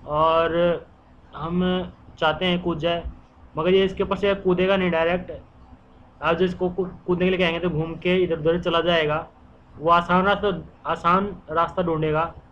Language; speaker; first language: Hindi; native; Hindi